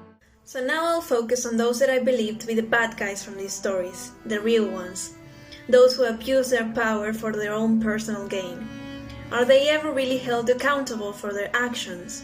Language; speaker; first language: English; non-native, fluent; Spanish